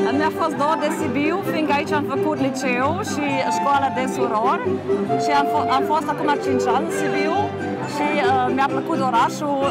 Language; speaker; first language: Romanian; non-native, local second language; German